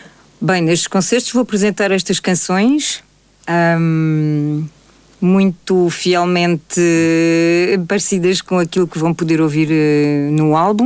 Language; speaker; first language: Portuguese; native; Portuguese